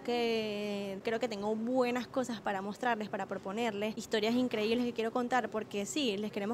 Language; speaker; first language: Spanish; native; Spanish